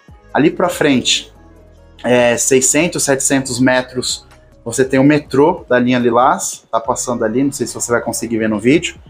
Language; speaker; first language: Portuguese; native; Portuguese